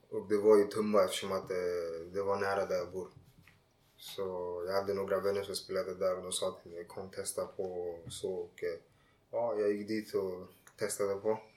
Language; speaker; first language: Swedish; early bilingual, other home language; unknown